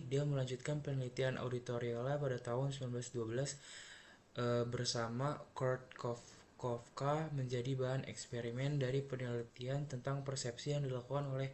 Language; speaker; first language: Indonesian; native; Indonesian